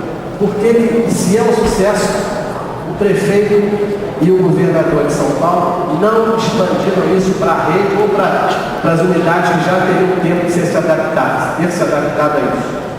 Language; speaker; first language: Portuguese; native; Portuguese